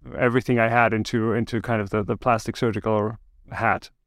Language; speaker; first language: English; early bilingual, other home language; German